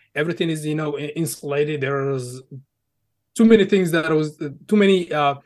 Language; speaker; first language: English; early bilingual, other home language; Arabic